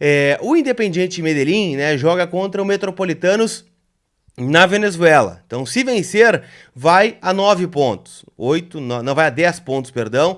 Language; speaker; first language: Portuguese; native; Portuguese